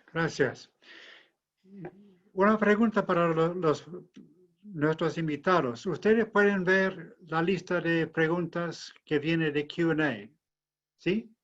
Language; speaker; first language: Spanish; non-native, fluent; English